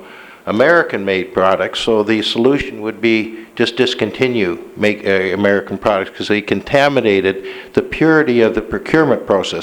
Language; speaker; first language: English; native; English